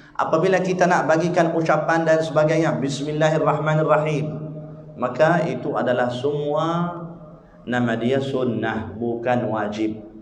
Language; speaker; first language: Malay; non-native, fluent; Arabic